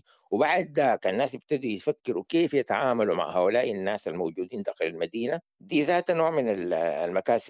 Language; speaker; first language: Arabic; native; Arabic